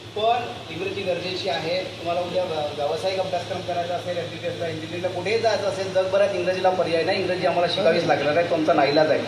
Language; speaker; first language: Marathi; non-native, local second language; Hindi